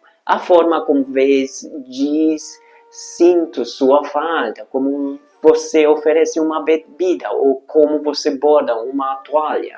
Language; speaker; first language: Portuguese; non-native, fluent; Hungarian